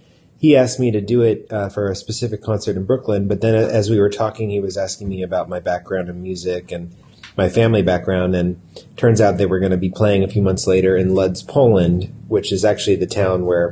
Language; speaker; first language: English; native; English